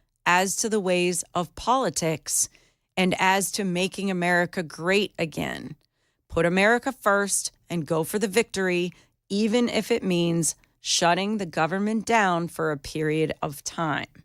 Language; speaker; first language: English; native; English